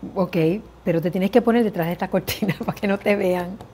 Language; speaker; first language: Spanish; early bilingual, heritage; Spanish